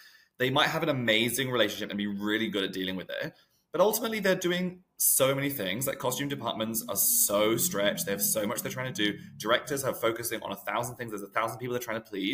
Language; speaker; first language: English; native; English